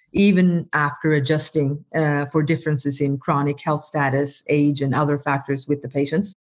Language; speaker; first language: English; non-native, fluent; Norwegian